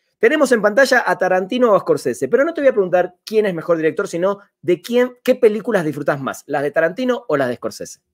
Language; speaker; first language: Spanish; native; Spanish